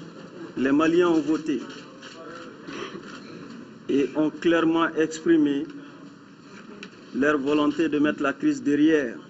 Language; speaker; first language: French; non-native, local second language; Bambara